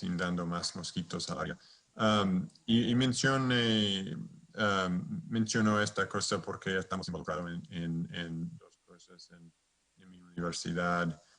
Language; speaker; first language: Spanish; non-native, fluent; English